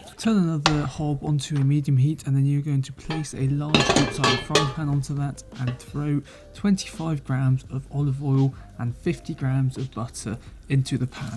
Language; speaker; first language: English; native; English